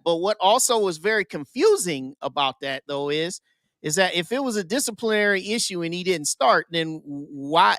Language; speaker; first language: English; native; English